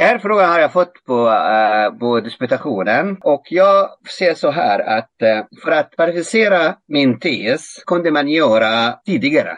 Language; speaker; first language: Swedish; non-native, fluent; Arabic